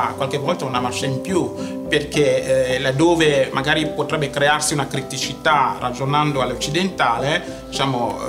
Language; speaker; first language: Italian; non-native, fluent; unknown